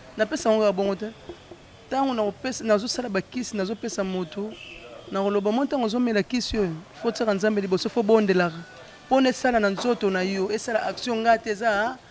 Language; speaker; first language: Lingala; non-native, local second language; Kongo